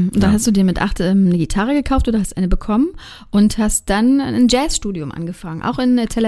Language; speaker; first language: German; native; German